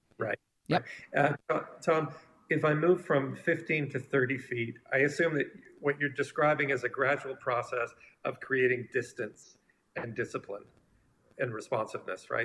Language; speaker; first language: English; native; English